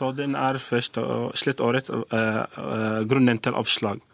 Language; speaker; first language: Norwegian; non-native, learner; Arabic